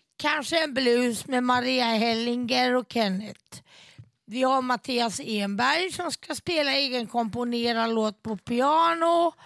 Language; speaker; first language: Swedish; native; Swedish